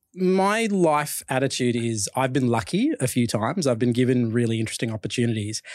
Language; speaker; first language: English; early bilingual, other home language; Chinese